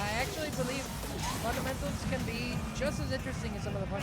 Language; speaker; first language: English; native; English